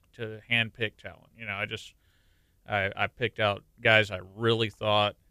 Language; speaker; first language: English; native; English